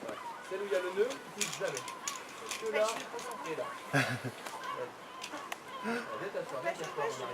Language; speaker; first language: French; native; French